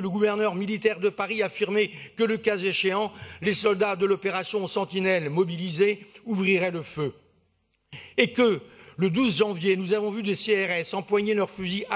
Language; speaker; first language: French; native; French